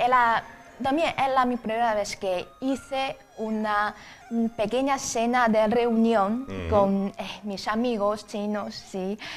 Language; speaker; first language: Spanish; non-native, fluent; Chinese